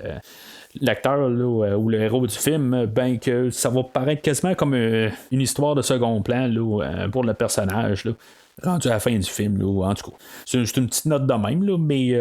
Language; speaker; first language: French; native; French